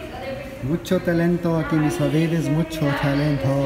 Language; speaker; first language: Spanish; non-native, fluent; Urdu